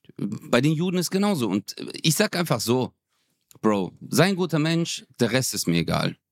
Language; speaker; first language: German; early bilingual, other home language; Turkish